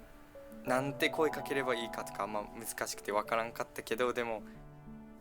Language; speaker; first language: Japanese; native; Japanese